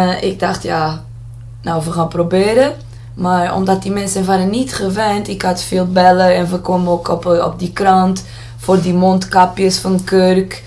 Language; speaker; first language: Dutch; non-native, learner; Portuguese